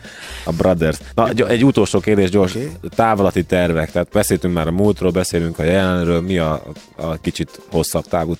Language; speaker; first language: Hungarian; native; Hungarian